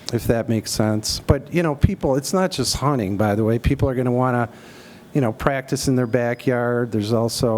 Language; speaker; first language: English; native; English